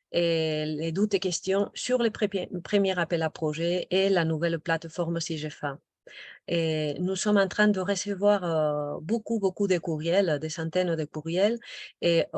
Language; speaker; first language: French; non-native, local second language; Spanish